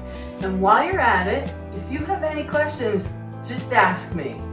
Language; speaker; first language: English; native; English